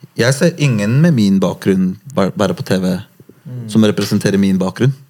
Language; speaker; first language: Norwegian; early bilingual, other home language; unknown